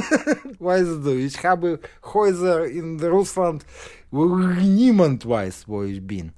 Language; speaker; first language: German; non-native, learner; Russian